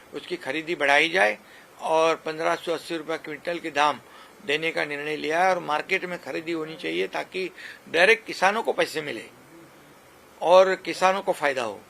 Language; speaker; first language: Hindi; non-native, local second language; Marathi